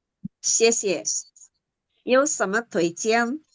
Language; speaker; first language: Chinese; non-native, learner; Indonesian